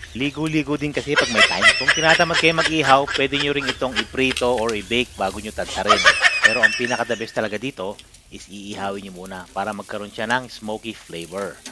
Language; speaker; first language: Filipino; non-native, local second language; Iloko